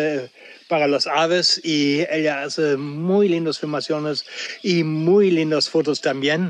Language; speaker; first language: Spanish; non-native, local second language; German